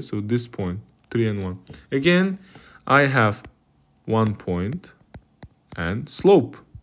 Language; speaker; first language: English; non-native, fluent; Kazakh